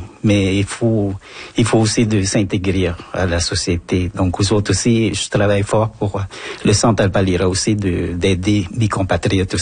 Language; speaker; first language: French; non-native, fluent; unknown